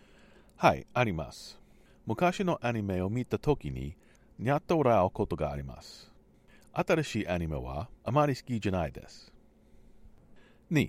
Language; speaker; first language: Japanese; non-native, learner; English